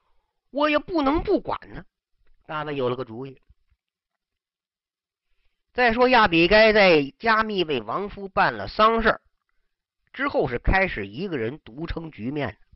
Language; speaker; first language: Chinese; native; Chinese